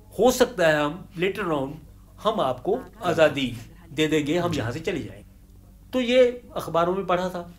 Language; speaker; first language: Hindi; non-native, local second language; Punjabi